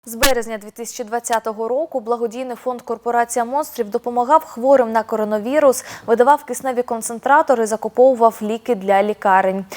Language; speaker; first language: Ukrainian; native; Ukrainian